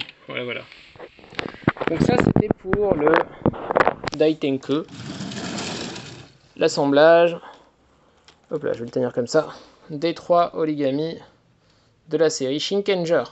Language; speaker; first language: French; native; French